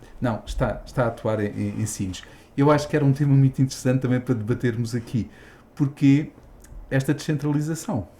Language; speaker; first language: Portuguese; native; Portuguese